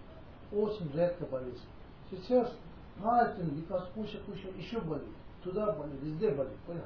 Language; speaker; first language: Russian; non-native, learner; Tibetan